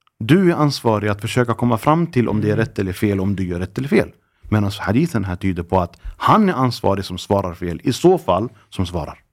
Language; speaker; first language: Swedish; early bilingual, other home language; Arabic